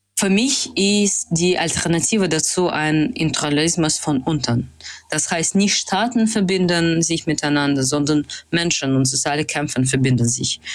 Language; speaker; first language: German; non-native, fluent; Russian